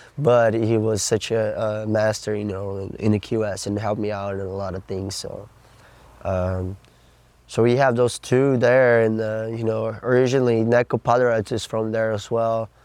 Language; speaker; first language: English; non-native, fluent; Portuguese